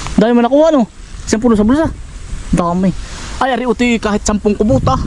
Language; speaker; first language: Filipino; native; Filipino